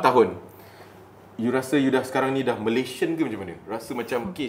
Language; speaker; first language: Malay; native; Malay